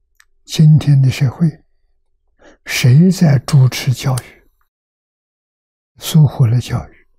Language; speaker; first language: Chinese; native; Chinese